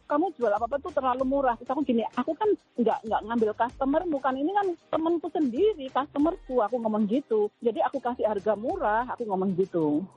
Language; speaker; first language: Indonesian; native; Indonesian